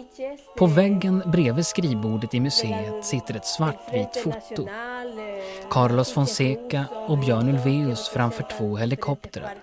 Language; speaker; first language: Swedish; native; Swedish